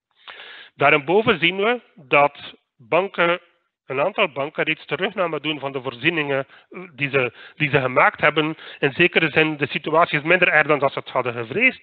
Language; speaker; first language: Dutch; native; Dutch